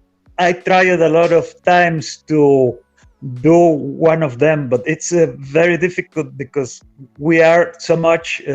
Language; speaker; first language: English; non-native, fluent; Spanish